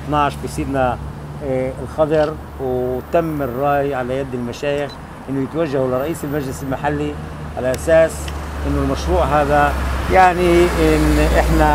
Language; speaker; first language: Arabic; native; Arabic